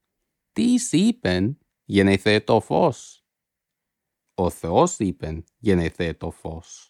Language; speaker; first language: Greek; non-native, fluent; English